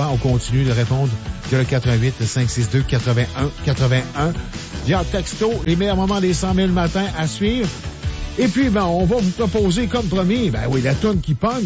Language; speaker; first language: French; native; French